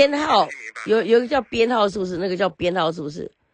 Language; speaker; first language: Chinese; early bilingual, heritage; Chinese